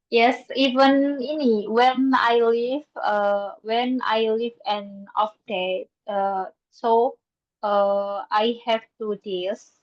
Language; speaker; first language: English; non-native, learner; Indonesian